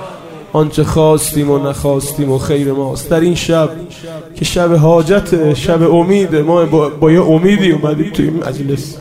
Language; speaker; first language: Persian; native; Persian